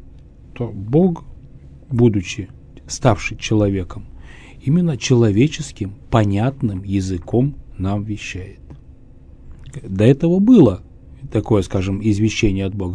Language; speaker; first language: Russian; native; Russian